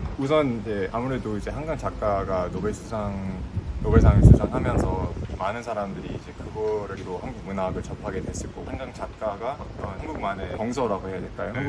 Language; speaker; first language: Korean; non-native, fluent; English